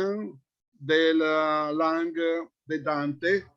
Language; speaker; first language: French; non-native, fluent; Italian